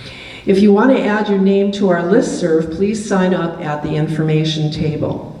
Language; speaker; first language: English; native; English